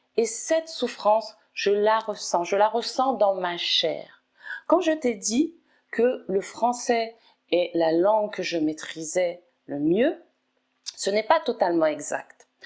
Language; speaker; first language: French; native; French